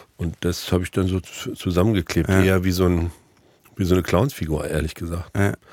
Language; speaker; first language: German; native; German